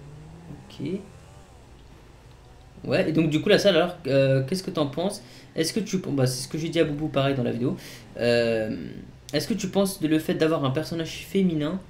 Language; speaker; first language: French; native; French